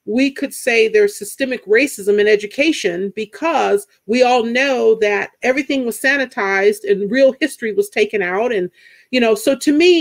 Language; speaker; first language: English; native; English